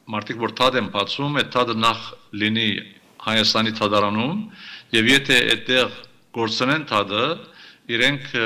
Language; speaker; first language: Armenian; early bilingual, heritage; Armenian